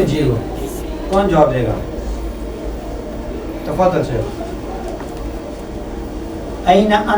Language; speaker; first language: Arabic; non-native, fluent; Urdu